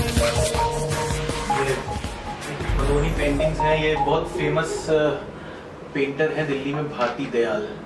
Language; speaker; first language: Hindi; non-native, local second language; Bhojpuri